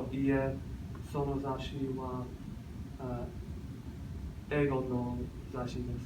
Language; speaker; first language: Japanese; non-native, learner; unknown